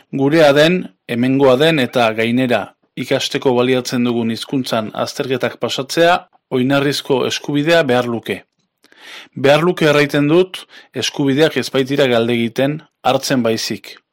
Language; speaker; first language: Basque; native; Basque